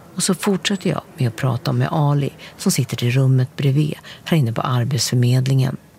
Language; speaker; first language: Swedish; native; Swedish